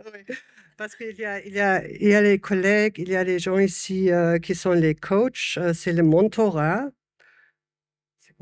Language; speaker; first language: French; non-native, fluent; German